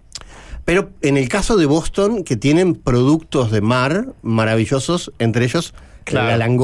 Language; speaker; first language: Spanish; native; Spanish